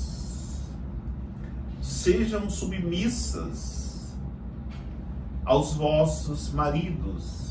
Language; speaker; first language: Portuguese; native; Portuguese